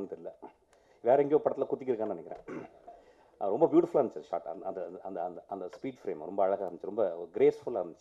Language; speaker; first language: Tamil; native; Tamil